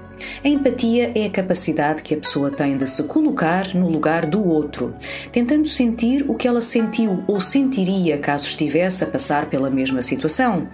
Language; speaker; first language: Portuguese; native; Portuguese